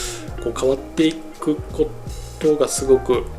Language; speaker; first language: Japanese; native; Japanese